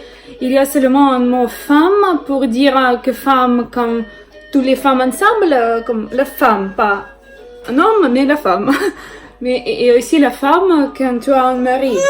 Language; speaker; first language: French; non-native, learner; Russian